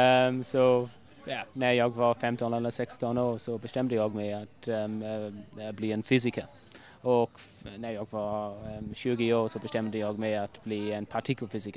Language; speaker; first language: Swedish; non-native, fluent; English